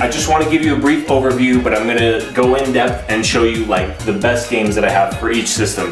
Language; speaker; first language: English; native; English